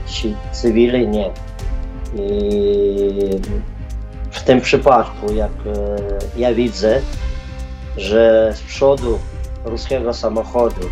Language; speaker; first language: Polish; non-native, fluent; Ukrainian